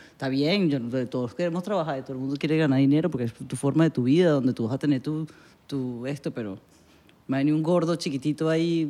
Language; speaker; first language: Spanish; native; Spanish